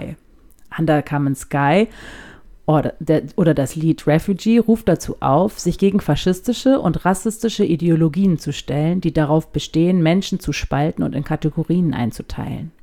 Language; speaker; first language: German; native; German